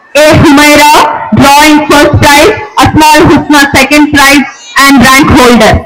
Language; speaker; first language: English; non-native, local second language; Tamil